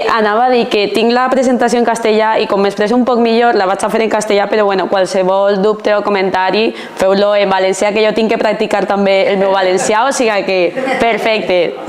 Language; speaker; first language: Catalan; non-native, local second language; Spanish